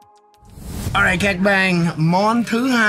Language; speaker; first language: Vietnamese; non-native, fluent; English